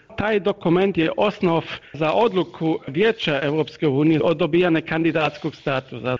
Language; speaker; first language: Croatian; non-native, fluent; German